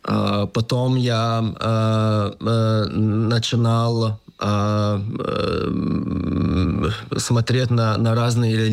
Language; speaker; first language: Russian; non-native, learner; Lithuanian